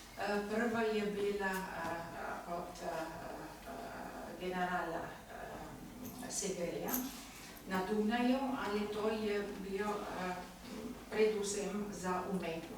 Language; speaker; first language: Slovenian; non-native, learner; German